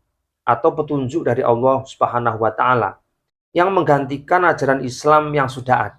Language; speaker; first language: Indonesian; native; Indonesian